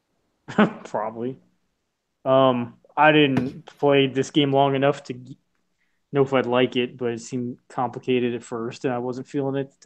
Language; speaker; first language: English; native; English